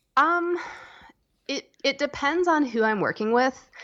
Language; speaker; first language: English; native; English